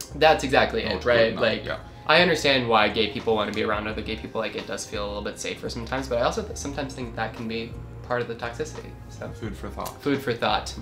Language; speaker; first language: English; native; English